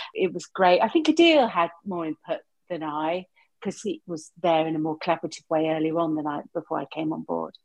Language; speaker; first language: English; native; English